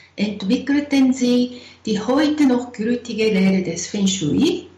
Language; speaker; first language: German; non-native, fluent; Japanese